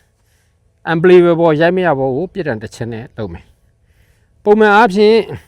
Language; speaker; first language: Burmese; native; Burmese